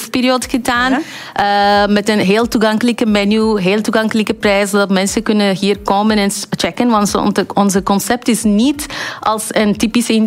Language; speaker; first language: Dutch; non-native, learner; Bangla